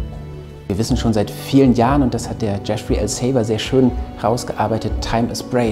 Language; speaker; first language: German; native; German